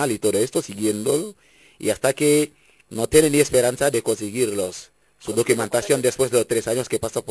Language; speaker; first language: Spanish; non-native, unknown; Wolof